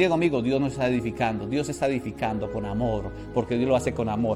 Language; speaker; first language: Spanish; native; Spanish